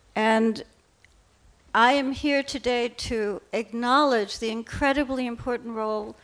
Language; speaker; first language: English; native; English